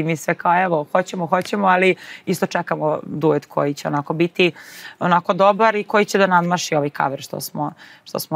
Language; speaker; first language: Serbian; native; Serbian